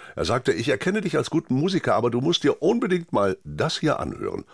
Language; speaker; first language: German; native; German